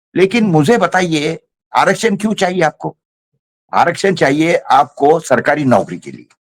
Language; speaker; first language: Hindi; non-native, local second language; Marathi